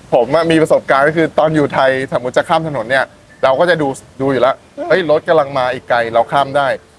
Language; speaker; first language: Thai; native; Thai